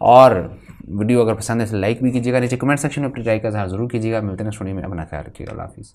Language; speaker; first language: Hindi; native; Hindi